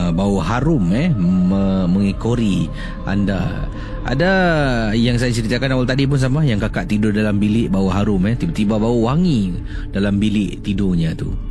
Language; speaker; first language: Malay; native; Malay